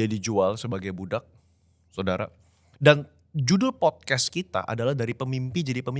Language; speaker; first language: Indonesian; native; Indonesian